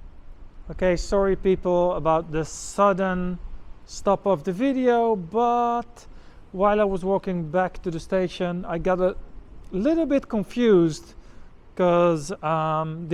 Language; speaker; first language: English; non-native, fluent; Dutch